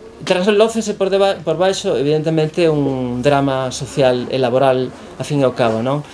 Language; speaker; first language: Galician; native; Galician